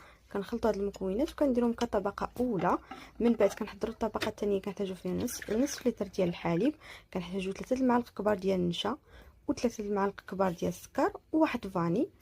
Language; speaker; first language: Arabic; native; Arabic